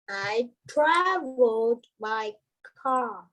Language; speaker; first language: English; non-native, learner; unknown